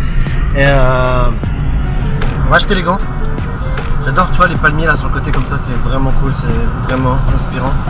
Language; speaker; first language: French; native; French